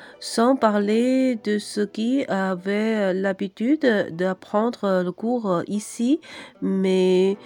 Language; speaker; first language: French; non-native, fluent; Chinese